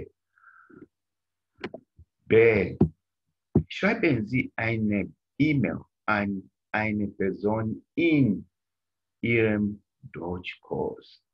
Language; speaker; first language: German; non-native, fluent; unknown